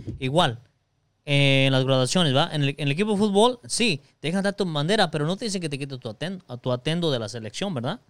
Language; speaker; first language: Spanish; early bilingual, other home language; English